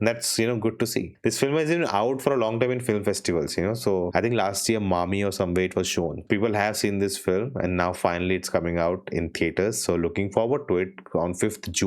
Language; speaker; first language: English; non-native, local second language; Hindi